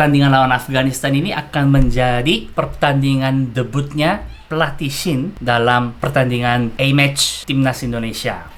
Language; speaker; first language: Indonesian; non-native, fluent; Korean